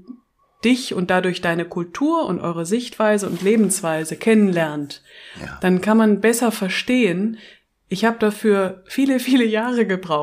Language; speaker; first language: German; native; German